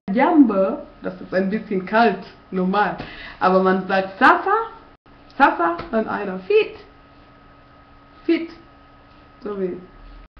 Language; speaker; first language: German; non-native, fluent; Swahili